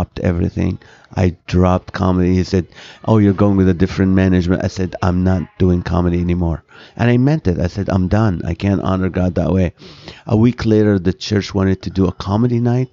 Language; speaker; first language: English; non-native, fluent; Arabic